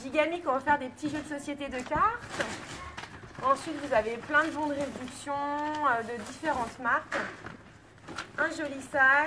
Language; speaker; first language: French; native; French